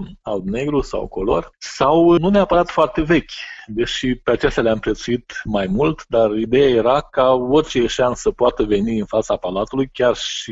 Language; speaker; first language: Romanian; native; Romanian